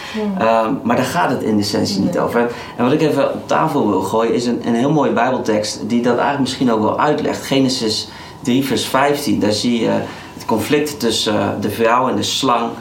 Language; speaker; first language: Dutch; native; Dutch